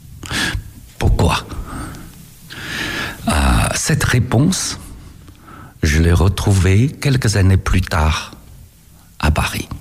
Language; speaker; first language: French; non-native, fluent; Chinese